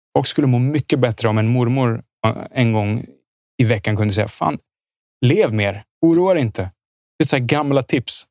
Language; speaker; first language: Swedish; early bilingual, other home language; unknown